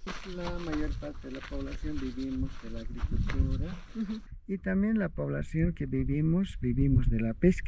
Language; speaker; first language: Spanish; native; Spanish